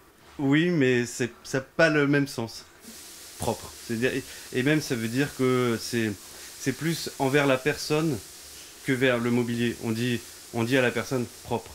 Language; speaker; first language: French; native; French